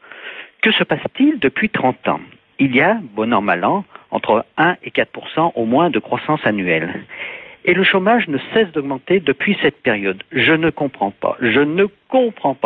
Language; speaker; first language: French; native; French